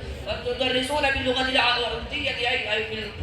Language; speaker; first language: Arabic; non-native, learner; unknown